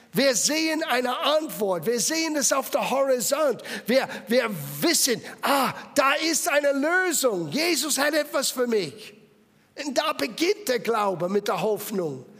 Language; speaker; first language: German; non-native, fluent; English